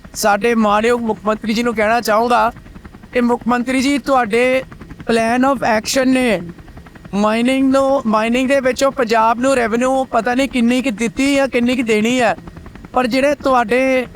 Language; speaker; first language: Punjabi; native; Punjabi